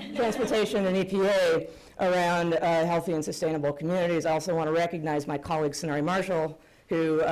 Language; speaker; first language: English; native; English